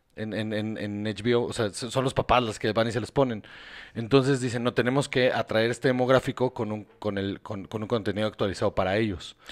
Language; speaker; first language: Spanish; native; Spanish